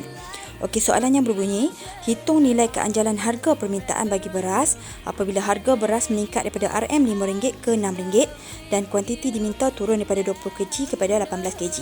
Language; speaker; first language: Malay; native; Malay